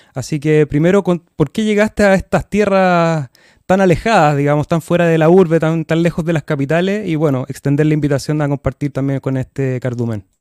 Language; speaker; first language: Spanish; native; Spanish